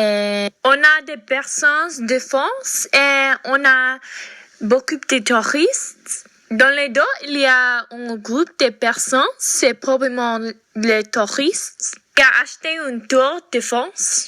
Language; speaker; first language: French; non-native, learner; English